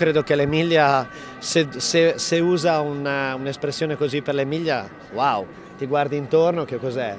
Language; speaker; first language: Italian; native; Italian